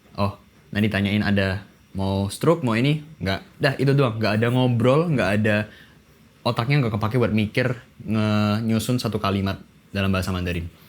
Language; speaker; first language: Indonesian; native; Indonesian